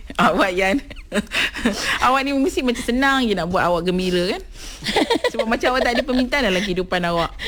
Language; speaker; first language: Malay; native; Malay